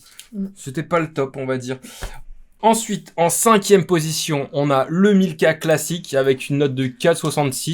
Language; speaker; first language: French; native; French